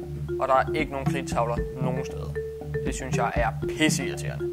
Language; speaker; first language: Danish; native; Danish